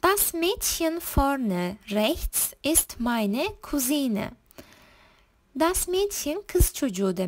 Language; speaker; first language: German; non-native, fluent; Turkish